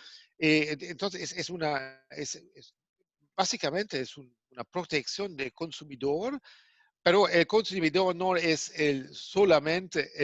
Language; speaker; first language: Spanish; non-native, fluent; German